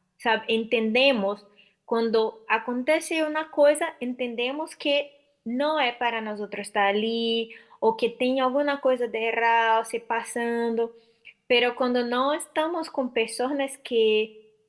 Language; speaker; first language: Spanish; non-native, learner; Portuguese